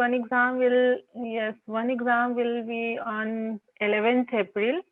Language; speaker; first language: English; non-native, local second language; Hindi